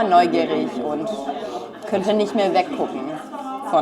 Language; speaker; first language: German; non-native, fluent; French